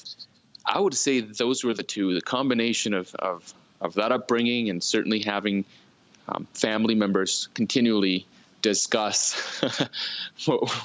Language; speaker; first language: English; early bilingual, other home language; Spanish